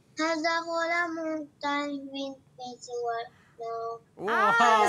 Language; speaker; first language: Arabic; non-native, learner; Malay